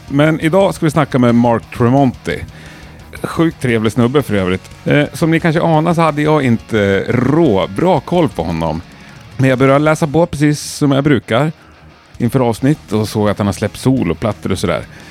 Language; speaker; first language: Swedish; native; Swedish